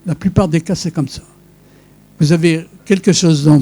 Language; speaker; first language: French; non-native, local second language; Arabic